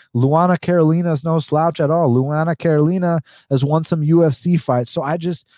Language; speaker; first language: English; early bilingual, other home language; Spanish